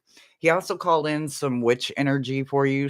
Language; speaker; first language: English; native; English